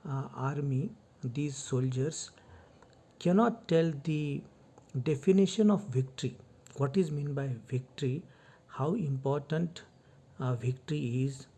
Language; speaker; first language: English; non-native, local second language; Marathi